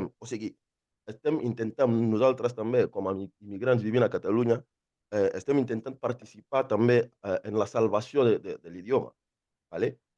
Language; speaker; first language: Catalan; non-native, fluent; Akan